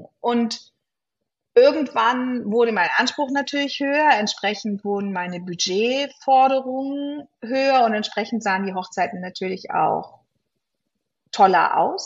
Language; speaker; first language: German; native; German